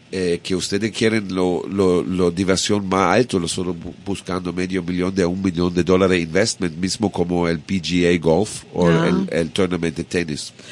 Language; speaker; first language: Spanish; non-native, learner; German